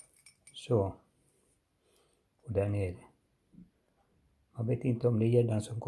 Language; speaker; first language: Swedish; non-native, fluent; Finnish